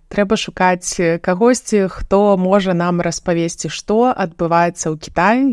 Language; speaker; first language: Belarusian; non-native, local second language; Russian